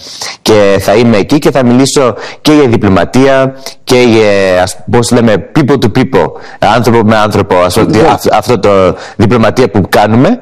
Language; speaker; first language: Greek; early bilingual, heritage; English